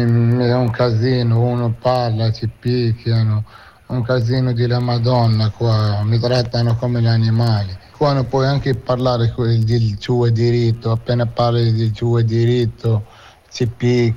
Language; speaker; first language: Italian; non-native, fluent; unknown